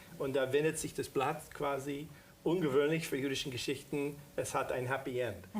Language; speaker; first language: German; non-native, fluent; English